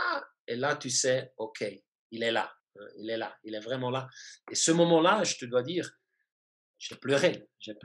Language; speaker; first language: French; non-native, fluent; German